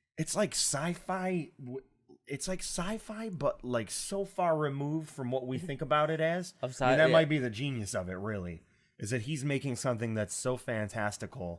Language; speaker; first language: English; native; English